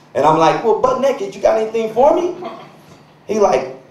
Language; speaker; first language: English; native; English